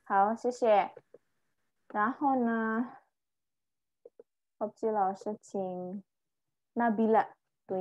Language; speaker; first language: Chinese; non-native, fluent; Indonesian